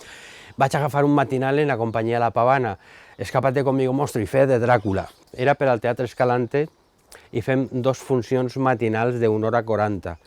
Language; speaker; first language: Catalan; native; Catalan